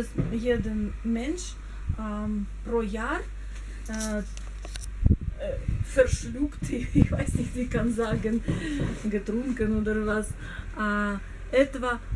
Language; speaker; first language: German; non-native, learner; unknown